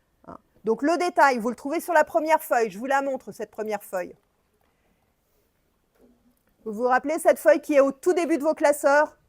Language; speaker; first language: French; native; French